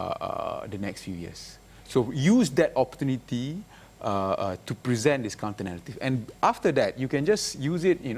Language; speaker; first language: English; non-native, local second language; Malay